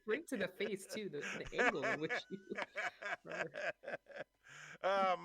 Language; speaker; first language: English; native; English